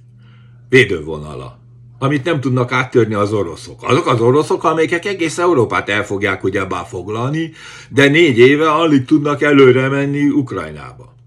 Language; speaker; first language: Hungarian; native; Hungarian